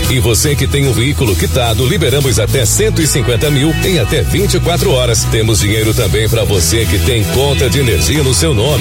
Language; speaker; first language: Portuguese; native; Portuguese